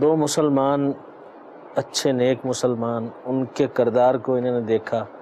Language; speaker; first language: Urdu; native; Urdu